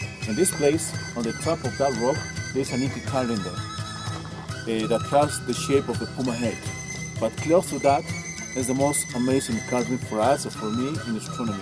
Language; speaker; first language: English; non-native, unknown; Spanish